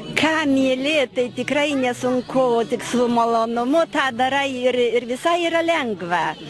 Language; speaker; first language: Lithuanian; native; Lithuanian